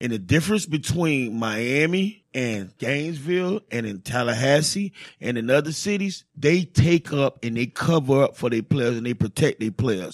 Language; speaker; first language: English; native; English